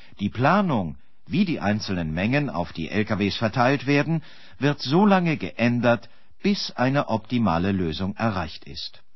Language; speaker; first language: German; native; German